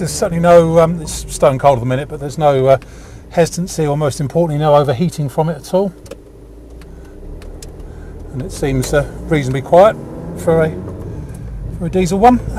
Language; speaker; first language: English; native; English